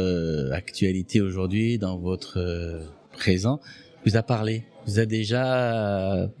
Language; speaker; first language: French; native; French